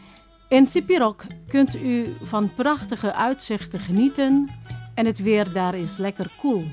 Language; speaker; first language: Dutch; non-native, fluent; Indonesian